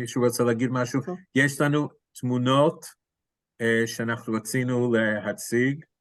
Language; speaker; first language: Hebrew; non-native, fluent; English